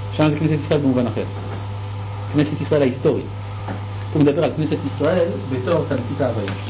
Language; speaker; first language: Hebrew; non-native, fluent; French